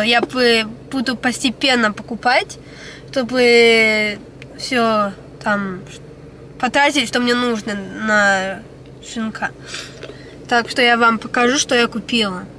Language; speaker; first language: Russian; early bilingual, heritage; Russian